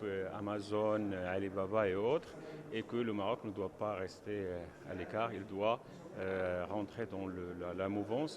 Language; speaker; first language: French; non-native, local second language; Arabic